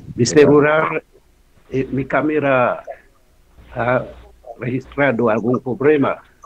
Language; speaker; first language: Spanish; non-native, learner; Haitian Creole